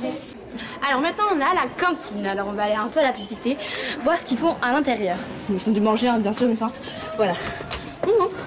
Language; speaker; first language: French; native; French